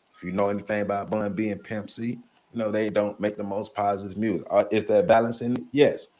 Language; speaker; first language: English; native; English